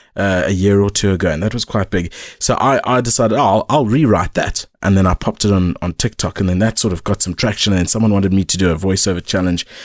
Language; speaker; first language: English; native; English